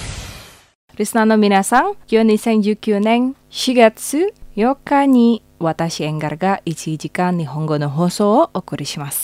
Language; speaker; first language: Japanese; non-native, fluent; Indonesian